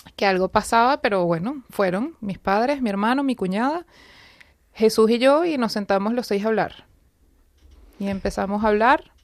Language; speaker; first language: Spanish; native; Spanish